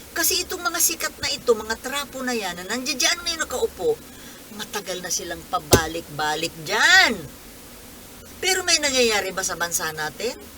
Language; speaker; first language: Filipino; non-native, local second language; Bikol